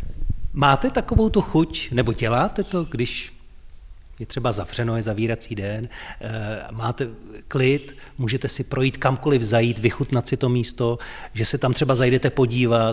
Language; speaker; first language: Czech; native; Czech